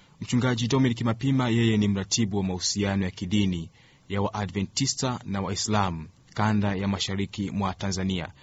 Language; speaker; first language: Swahili; native; Swahili